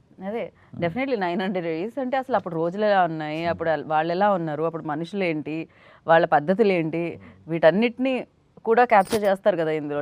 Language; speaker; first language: Telugu; native; Telugu